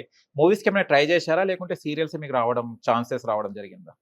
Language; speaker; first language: Telugu; native; Telugu